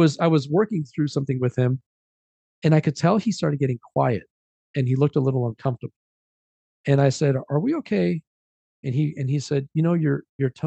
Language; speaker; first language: English; native; English